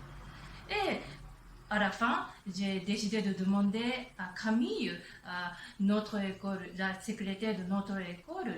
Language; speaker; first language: French; non-native, learner; Japanese